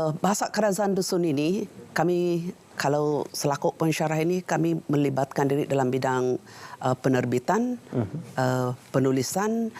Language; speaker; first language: Malay; non-native, local second language; Central Dusun